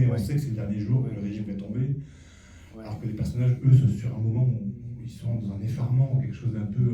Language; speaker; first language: French; native; French